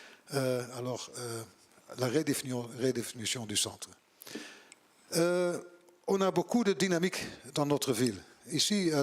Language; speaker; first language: French; non-native, learner; Dutch